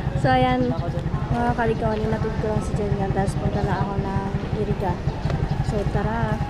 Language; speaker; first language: Filipino; non-native, local second language; Bikol